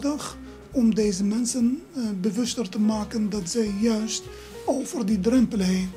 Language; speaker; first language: Dutch; non-native, fluent; Arabic